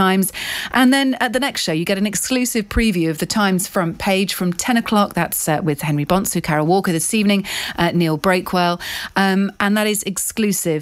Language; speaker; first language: English; native; English